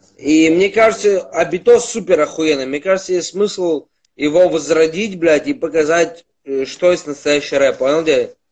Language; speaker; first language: Russian; native; Russian